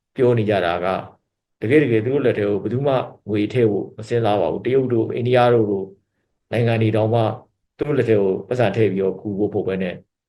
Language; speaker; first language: Burmese; native; Burmese